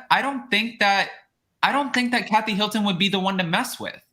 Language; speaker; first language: English; native; English